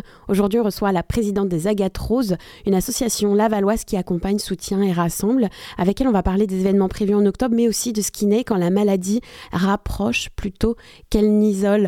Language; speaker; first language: French; native; French